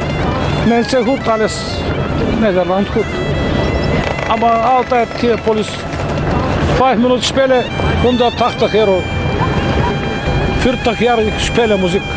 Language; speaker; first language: Dutch; non-native, learner; Turkish